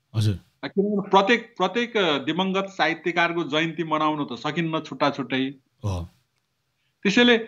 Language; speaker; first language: Nepali; non-native, local second language; Newari